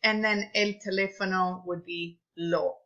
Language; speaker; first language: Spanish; non-native, fluent; English